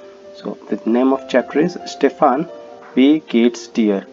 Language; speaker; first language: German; non-native, fluent; Hindi